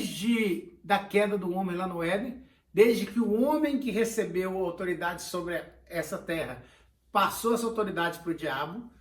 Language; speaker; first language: Portuguese; native; Portuguese